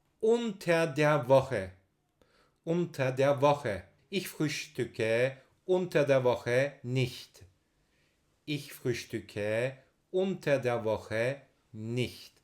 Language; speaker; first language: German; non-native, fluent; Turkish